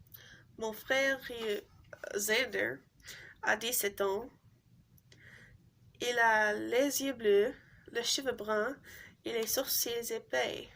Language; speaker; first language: French; non-native, learner; English